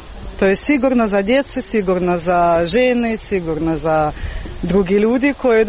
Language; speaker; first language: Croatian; non-native, learner; Turkish